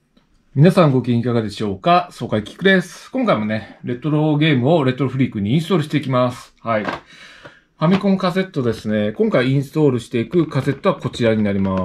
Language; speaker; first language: Japanese; native; Japanese